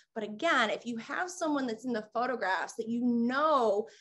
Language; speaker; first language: English; native; English